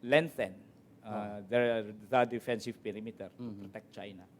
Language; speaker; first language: English; non-native, local second language; Filipino